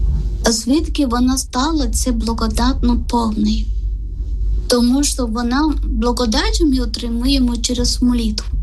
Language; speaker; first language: Ukrainian; non-native, learner; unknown